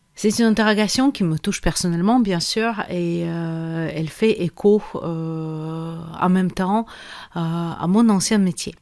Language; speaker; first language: French; non-native, fluent; Russian